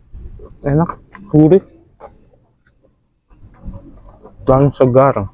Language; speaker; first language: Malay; non-native, local second language; Sundanese